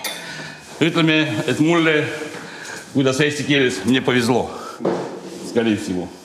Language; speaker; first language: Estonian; non-native, local second language; Russian